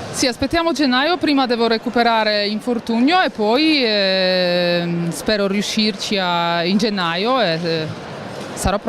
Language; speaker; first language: Italian; non-native, fluent; Polish